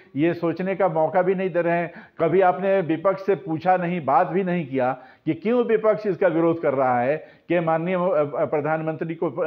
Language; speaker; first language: Hindi; native; Hindi